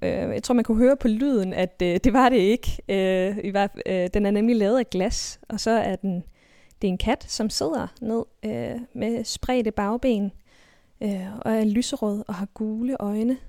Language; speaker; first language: Danish; native; Danish